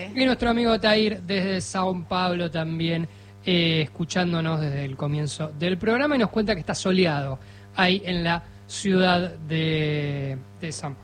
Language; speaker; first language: Spanish; native; Spanish